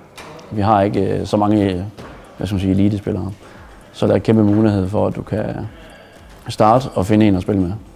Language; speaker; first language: Danish; native; Danish